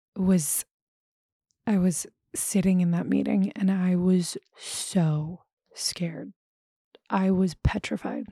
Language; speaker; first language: English; native; English